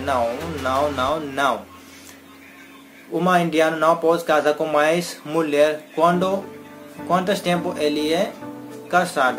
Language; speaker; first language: Portuguese; non-native, learner; Hindi